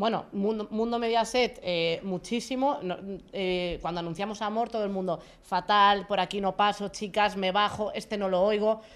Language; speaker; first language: Spanish; native; Spanish